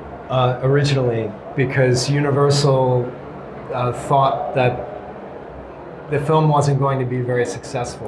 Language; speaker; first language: English; native; English